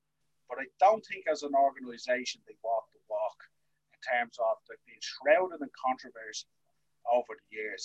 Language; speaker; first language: English; native; English